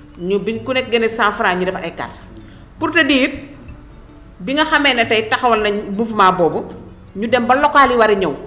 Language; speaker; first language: Wolof; native; Wolof